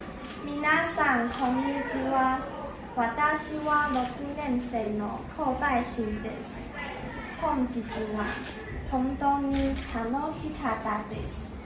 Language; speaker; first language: Japanese; non-native, learner; Chinese